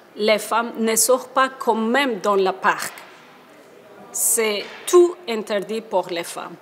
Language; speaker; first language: French; non-native, learner; Persian